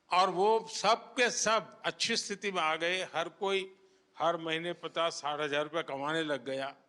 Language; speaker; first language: Hindi; native; Hindi